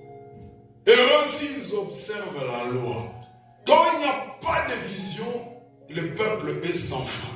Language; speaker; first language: French; non-native, local second language; Lingala